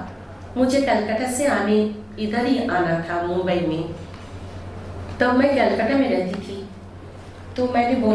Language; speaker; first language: Hindi; non-native, local second language; Bangla